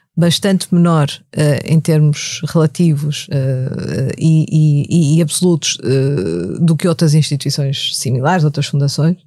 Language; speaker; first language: Portuguese; native; Portuguese